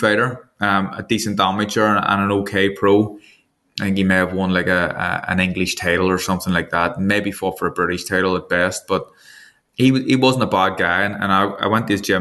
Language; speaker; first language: English; native; English